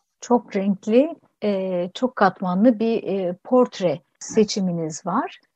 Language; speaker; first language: Turkish; native; Turkish